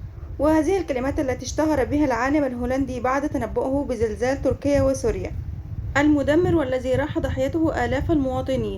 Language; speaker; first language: Arabic; native; Arabic